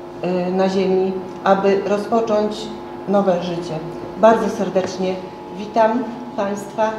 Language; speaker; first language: Polish; native; Polish